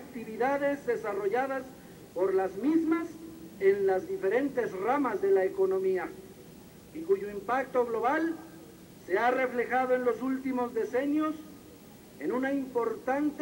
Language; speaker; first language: Spanish; native; Spanish